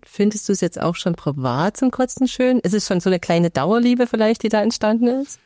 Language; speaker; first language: German; native; German